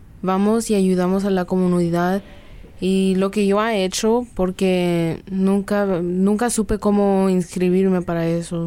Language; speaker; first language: Spanish; early bilingual, other home language; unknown